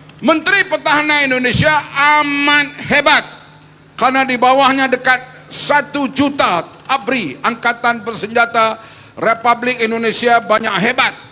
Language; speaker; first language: Malay; native; Malay